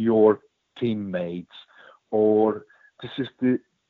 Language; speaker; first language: English; non-native, learner; Hungarian